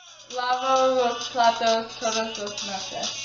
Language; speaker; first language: Spanish; non-native, learner; English